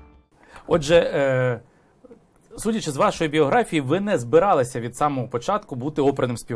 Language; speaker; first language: Ukrainian; native; Ukrainian